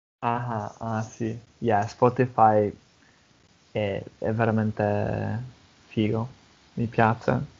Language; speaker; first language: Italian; non-native, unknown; English